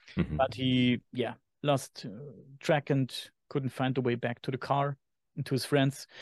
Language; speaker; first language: English; non-native, fluent; German